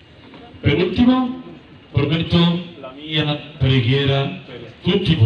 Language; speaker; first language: Italian; non-native, fluent; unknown